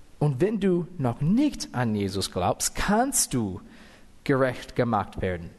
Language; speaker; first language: German; non-native, fluent; English